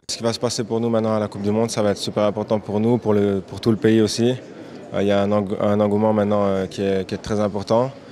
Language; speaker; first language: French; native; French